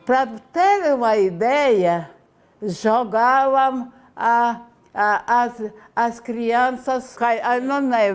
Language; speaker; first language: Portuguese; non-native, fluent; Ukrainian